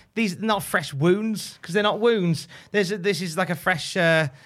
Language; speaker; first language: English; native; English